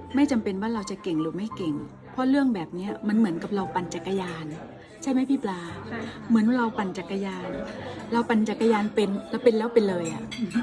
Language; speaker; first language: Thai; native; Thai